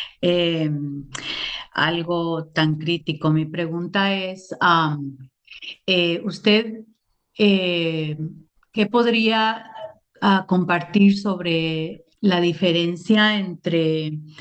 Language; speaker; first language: Spanish; early bilingual, other home language; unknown